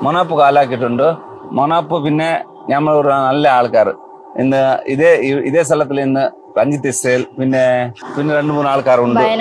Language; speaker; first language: Malayalam; non-native, learner; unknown